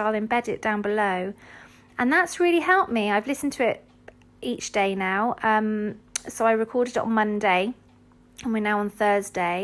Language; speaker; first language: English; native; English